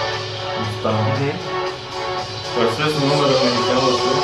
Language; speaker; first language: Spanish; non-native, fluent; Russian